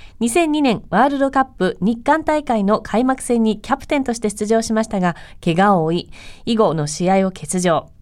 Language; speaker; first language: Japanese; native; Japanese